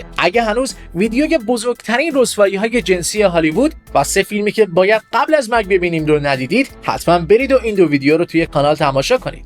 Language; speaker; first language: Persian; native; Persian